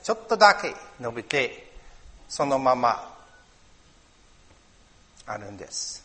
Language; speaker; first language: Japanese; non-native, learner; English